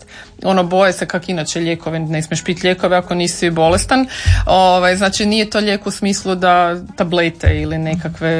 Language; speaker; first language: Croatian; native; Croatian